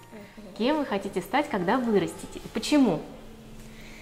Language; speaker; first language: Russian; native; Russian